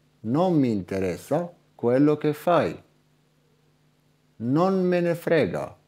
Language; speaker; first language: Italian; non-native, fluent; Arabic